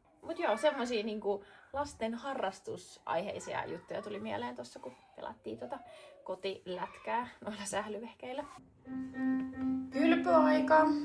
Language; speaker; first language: Finnish; native; Finnish